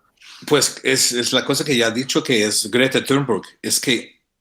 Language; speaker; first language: Spanish; non-native, fluent; English